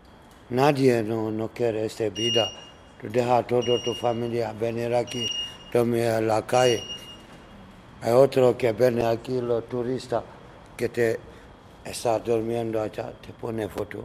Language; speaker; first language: Spanish; non-native, learner; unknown